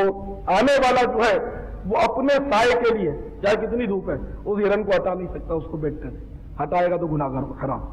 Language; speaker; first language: Urdu; native; Urdu